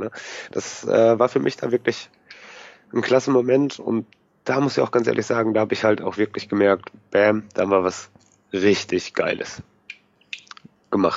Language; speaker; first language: German; native; German